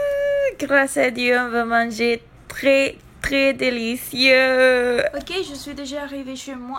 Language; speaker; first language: French; non-native, learner; Spanish